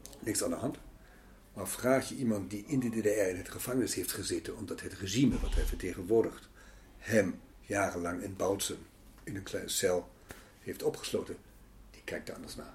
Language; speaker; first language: Dutch; non-native, fluent; German